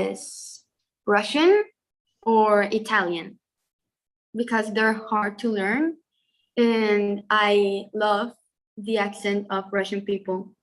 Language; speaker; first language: English; non-native, fluent; Spanish